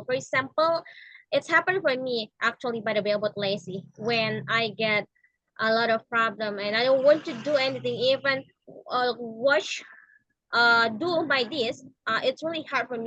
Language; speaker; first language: English; non-native, learner; Indonesian